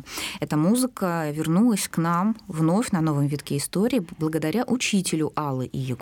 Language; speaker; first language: Russian; native; Russian